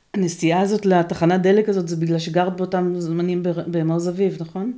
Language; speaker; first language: Hebrew; native; Hebrew